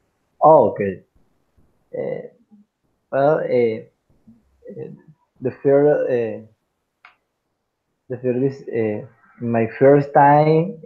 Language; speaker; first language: English; non-native, fluent; Spanish